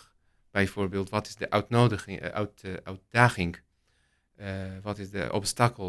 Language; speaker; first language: Dutch; non-native, learner; Arabic